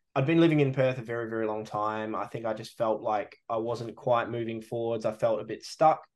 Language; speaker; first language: English; native; English